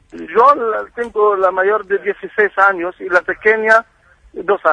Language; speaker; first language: Spanish; non-native, fluent; Arabic